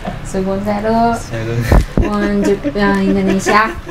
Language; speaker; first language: Indonesian; non-native, learner; Japanese